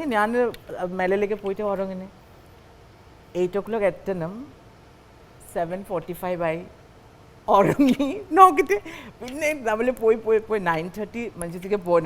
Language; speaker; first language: Malayalam; non-native, learner; Assamese